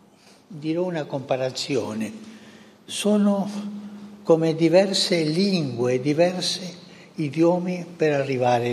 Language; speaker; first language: Italian; non-native, fluent; Spanish